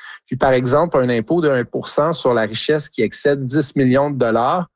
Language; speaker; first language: French; native; French